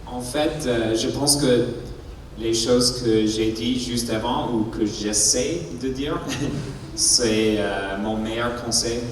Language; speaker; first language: French; non-native, learner; English